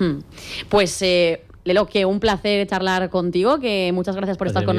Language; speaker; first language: Spanish; native; Spanish